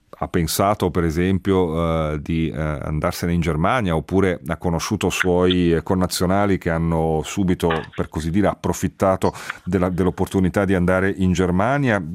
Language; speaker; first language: Italian; native; Italian